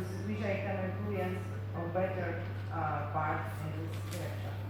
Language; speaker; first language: English; non-native, learner; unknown